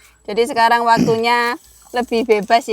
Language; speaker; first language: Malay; non-native, local second language; Javanese